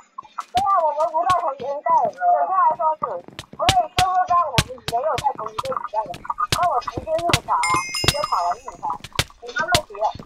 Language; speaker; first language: Chinese; native; Chinese